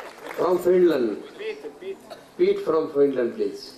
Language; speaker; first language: English; non-native, local second language; Marathi